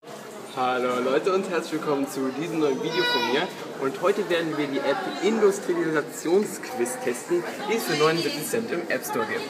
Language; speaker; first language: German; native; German